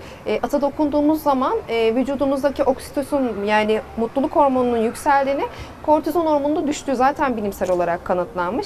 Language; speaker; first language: Turkish; native; Turkish